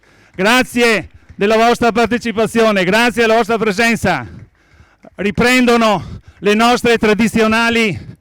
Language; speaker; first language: Italian; native; Italian